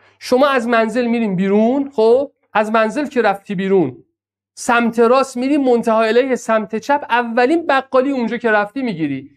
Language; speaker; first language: Persian; non-native, local second language; Azerbaijani